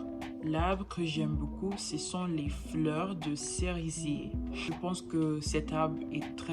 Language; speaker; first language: French; non-native, learner; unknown